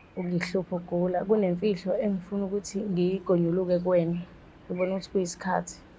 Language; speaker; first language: Zulu; native; Zulu